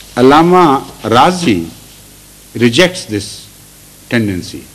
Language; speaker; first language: English; non-native, local second language; Urdu